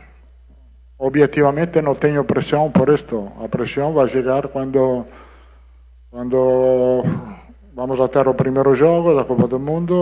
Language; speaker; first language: Portuguese; non-native, learner; Italian